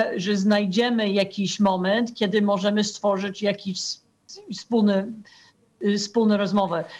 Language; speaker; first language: Polish; non-native, fluent; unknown